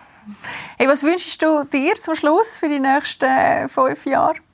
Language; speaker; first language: German; native; German